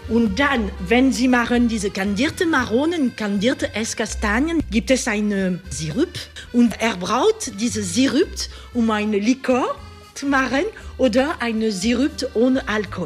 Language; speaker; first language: German; non-native, learner; French